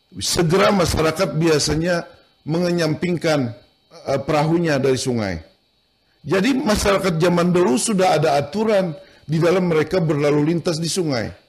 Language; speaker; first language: Indonesian; non-native, local second language; Banjar